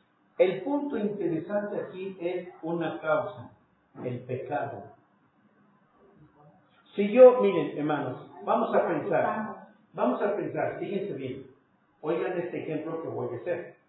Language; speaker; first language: Spanish; native; Spanish